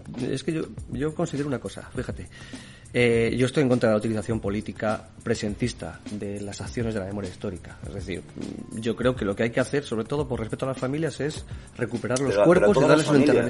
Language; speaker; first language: Spanish; native; Spanish